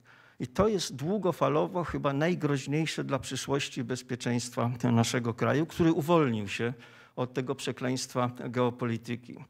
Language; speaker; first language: Polish; native; Polish